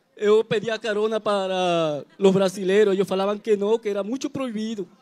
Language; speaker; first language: Portuguese; non-native, learner; Spanish